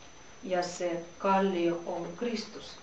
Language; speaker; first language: Finnish; non-native, learner; Russian